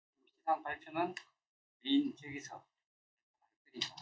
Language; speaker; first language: Korean; native; Korean